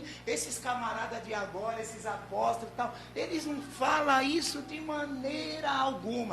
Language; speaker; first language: Portuguese; native; Portuguese